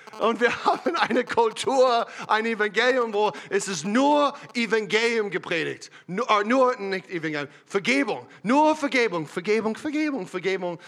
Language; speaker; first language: German; non-native, learner; English